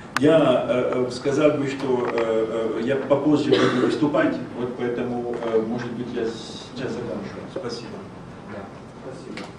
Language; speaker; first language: Russian; non-native, fluent; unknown